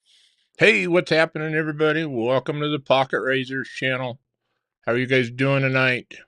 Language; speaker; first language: English; native; English